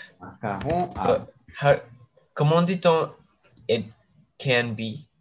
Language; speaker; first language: French; non-native, learner; English